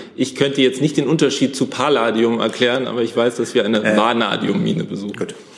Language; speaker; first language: German; native; German